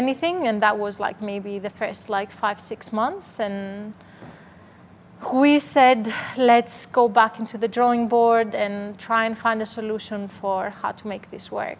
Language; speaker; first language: English; non-native, fluent; Greek